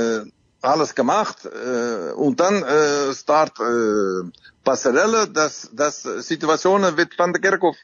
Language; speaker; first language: German; non-native, learner; Dutch